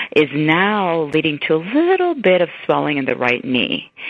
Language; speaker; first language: English; native; English